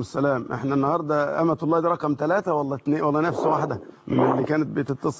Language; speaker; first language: Arabic; native; Arabic